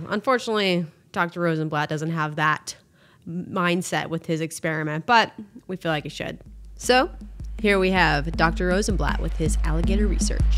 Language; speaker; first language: English; native; English